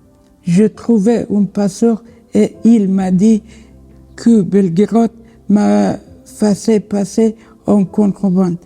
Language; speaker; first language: French; non-native, learner; Persian